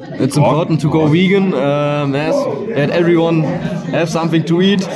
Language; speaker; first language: English; non-native, learner; German